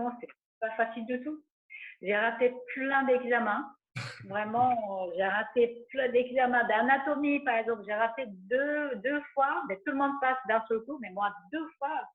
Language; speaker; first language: French; non-native, fluent; Japanese